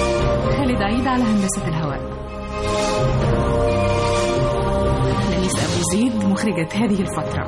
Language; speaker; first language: Arabic; native; Arabic